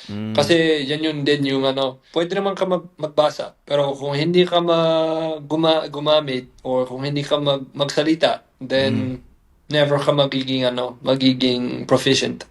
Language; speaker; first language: Filipino; non-native, fluent; English